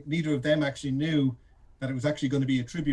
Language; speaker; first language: English; native; English